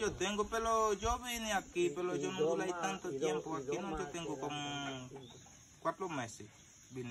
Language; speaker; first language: Spanish; non-native, learner; Haitian Creole